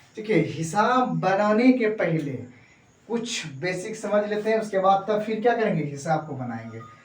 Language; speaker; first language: Hindi; native; Hindi